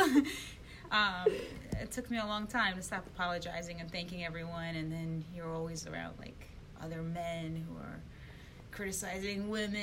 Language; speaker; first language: English; early bilingual, other home language; Russian